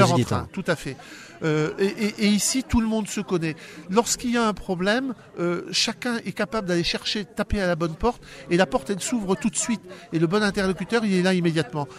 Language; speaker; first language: French; native; French